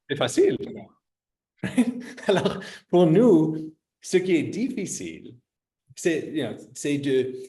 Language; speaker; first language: French; non-native, fluent; English